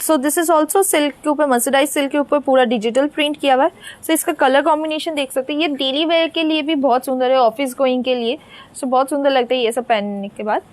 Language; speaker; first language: Hindi; non-native, local second language; Bangla